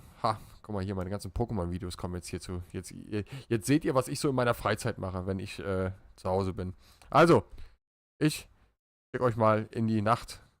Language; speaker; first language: German; native; German